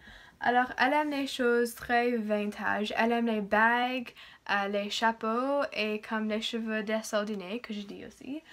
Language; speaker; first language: French; non-native, learner; English